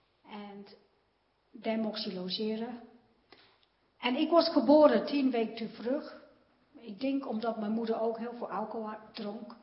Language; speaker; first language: Dutch; non-native, fluent; English